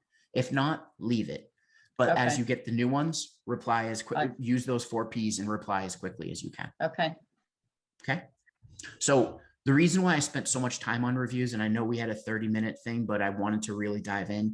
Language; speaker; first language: English; native; English